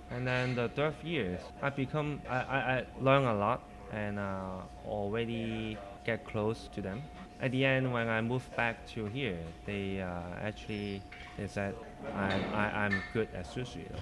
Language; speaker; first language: English; non-native, local second language; Cantonese